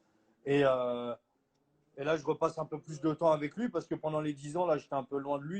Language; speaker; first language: French; native; French